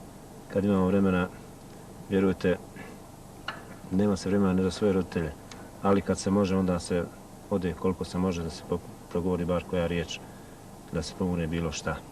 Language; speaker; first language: Bosnian; native; Bosnian